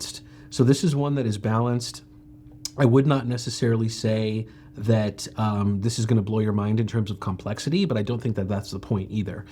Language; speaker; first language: English; native; English